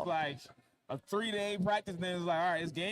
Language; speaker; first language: English; native; English